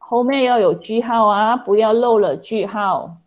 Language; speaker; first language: Chinese; non-native, local second language; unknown